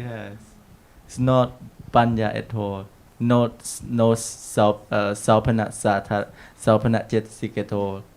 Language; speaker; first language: English; non-native, learner; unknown